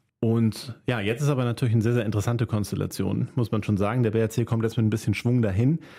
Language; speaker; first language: German; native; German